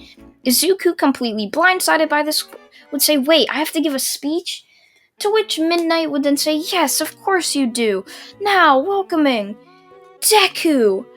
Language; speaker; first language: English; native; English